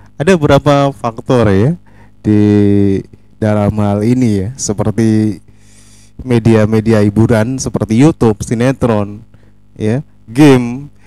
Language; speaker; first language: Indonesian; native; Indonesian